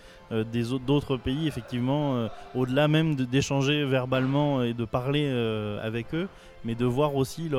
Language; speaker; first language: French; native; French